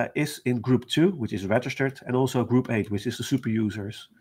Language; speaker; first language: English; non-native, fluent; Dutch